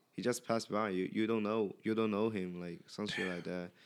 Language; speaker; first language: English; non-native, learner; Chinese